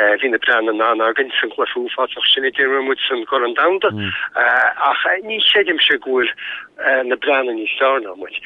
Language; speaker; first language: Irish; native; Irish